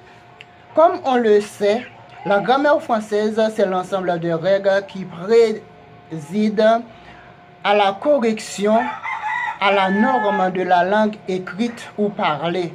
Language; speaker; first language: French; non-native, local second language; Haitian Creole